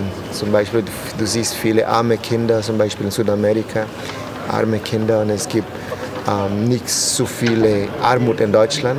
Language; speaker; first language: German; non-native, learner; Spanish